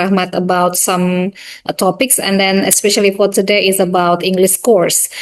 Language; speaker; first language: English; non-native, fluent; Indonesian